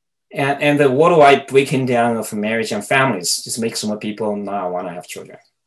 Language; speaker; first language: English; non-native, fluent; Chinese